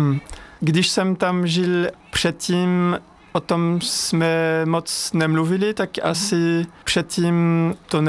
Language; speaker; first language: Czech; non-native, learner; French